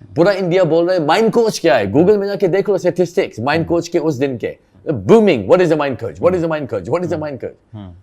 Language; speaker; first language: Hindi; early bilingual, heritage; Hindi